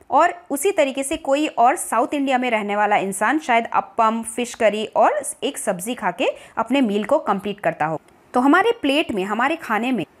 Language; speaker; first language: Hindi; non-native, local second language; Bangla